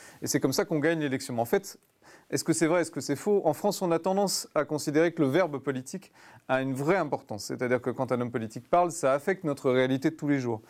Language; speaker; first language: French; native; French